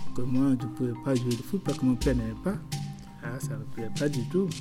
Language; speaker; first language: French; non-native, local second language; Wolof